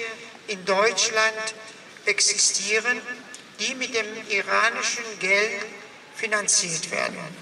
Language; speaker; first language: German; non-native, fluent; Persian